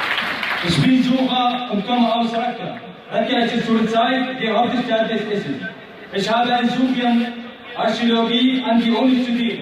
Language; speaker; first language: German; non-native, learner; Arabic